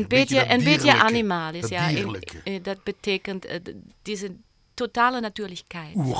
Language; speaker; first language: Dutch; non-native, learner; German